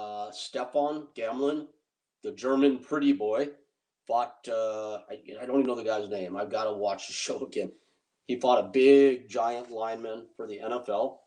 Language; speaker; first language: English; native; English